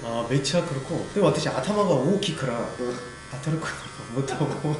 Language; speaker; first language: Japanese; non-native, learner; Korean